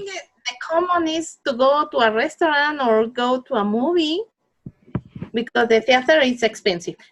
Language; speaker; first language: English; non-native, learner; Spanish